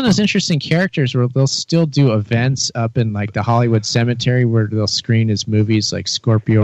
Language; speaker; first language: English; native; English